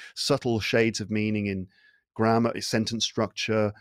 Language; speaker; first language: English; native; English